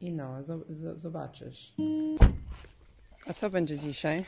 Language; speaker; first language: Polish; non-native, learner; English